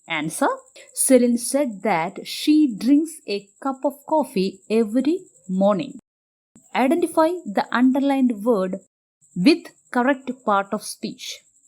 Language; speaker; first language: English; non-native, local second language; Malayalam